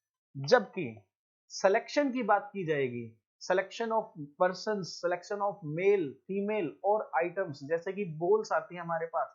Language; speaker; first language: Hindi; native; Hindi